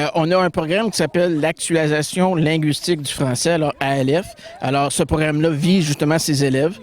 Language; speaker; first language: French; native; French